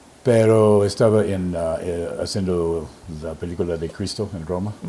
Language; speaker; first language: Spanish; non-native, fluent; English